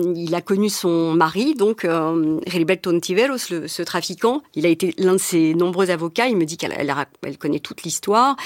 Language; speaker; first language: French; native; French